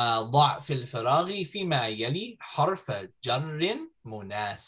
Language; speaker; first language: Arabic; non-native, fluent; English